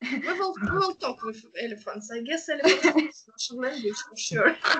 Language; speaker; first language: English; non-native, fluent; Russian